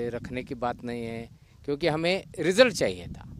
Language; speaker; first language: Hindi; non-native, local second language; Marathi